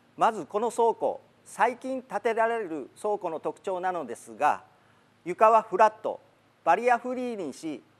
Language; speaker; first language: Japanese; native; Japanese